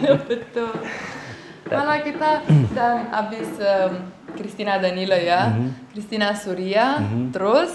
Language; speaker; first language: Indonesian; non-native, fluent; Romanian